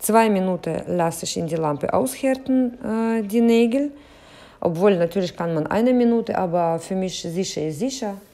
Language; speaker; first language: German; non-native, fluent; Russian